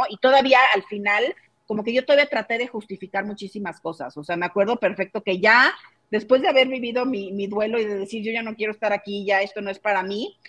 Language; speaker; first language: Spanish; native; Spanish